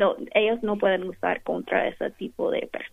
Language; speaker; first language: Spanish; non-native, fluent; English